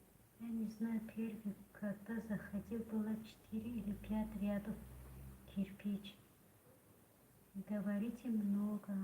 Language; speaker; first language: Russian; non-native, learner; Tajik